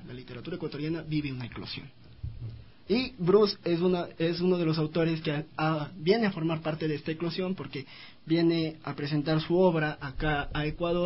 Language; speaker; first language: Spanish; native; Spanish